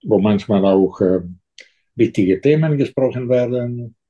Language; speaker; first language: German; non-native, fluent; Italian